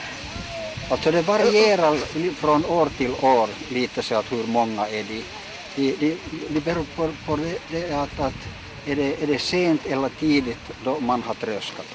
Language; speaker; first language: Swedish; non-native, local second language; Finnish